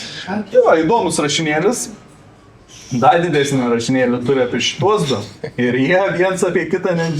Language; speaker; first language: Lithuanian; native; Lithuanian